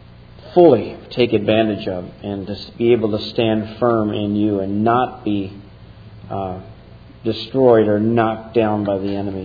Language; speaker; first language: English; native; English